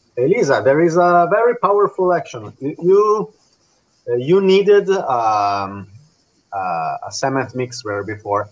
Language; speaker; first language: English; non-native, fluent; Italian